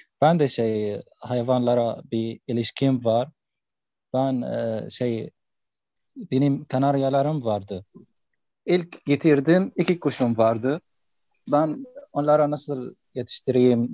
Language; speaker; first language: Turkish; non-native, learner; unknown